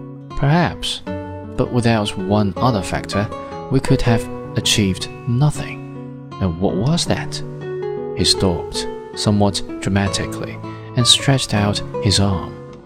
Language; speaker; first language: English; non-native, fluent; Chinese